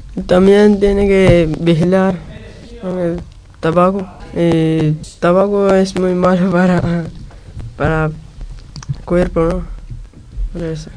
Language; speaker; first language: Spanish; non-native, local second language; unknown